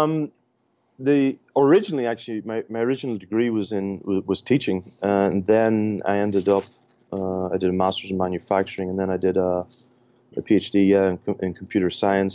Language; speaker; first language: English; native; English